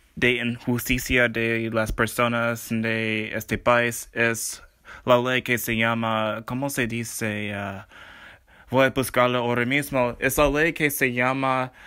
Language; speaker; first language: Spanish; non-native, learner; English